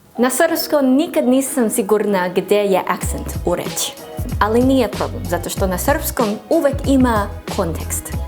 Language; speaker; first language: Croatian; non-native, learner; English